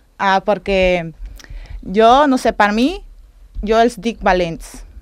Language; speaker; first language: Catalan; non-native, learner; Spanish